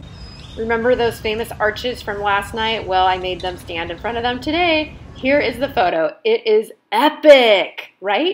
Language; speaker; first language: English; native; English